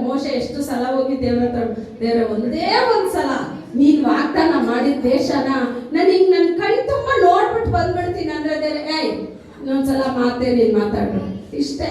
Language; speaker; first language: Kannada; non-native, local second language; Tamil